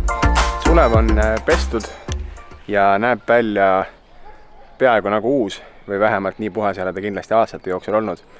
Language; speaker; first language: Estonian; native; Estonian